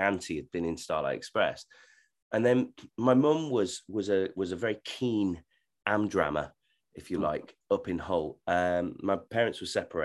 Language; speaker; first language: English; native; English